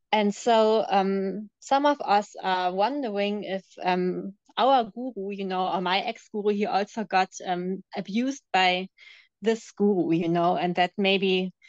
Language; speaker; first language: English; non-native, fluent; German